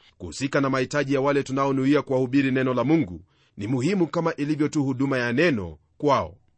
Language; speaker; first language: Swahili; non-native, local second language; Luyia